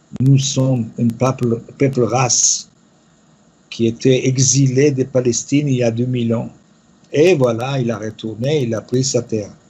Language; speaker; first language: French; non-native, fluent; Yiddish